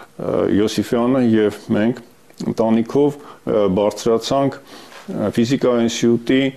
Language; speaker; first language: Armenian; native; Armenian